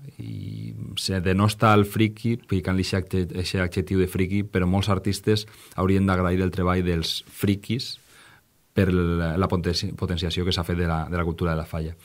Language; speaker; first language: Catalan; native; Catalan